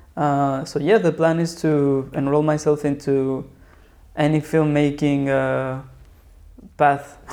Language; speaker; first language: English; non-native, fluent; Spanish